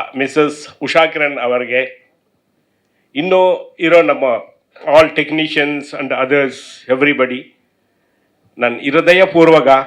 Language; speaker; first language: Kannada; non-native, learner; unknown